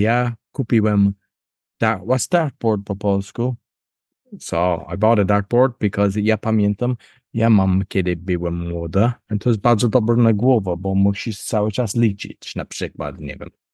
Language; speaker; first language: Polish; non-native, learner; English